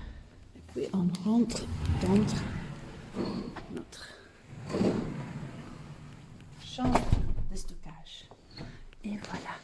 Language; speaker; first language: French; non-native, learner; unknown